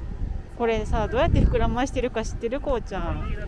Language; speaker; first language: Japanese; native; Japanese